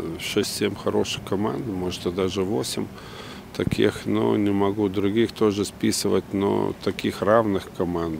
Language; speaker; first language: Russian; non-native, fluent; Lithuanian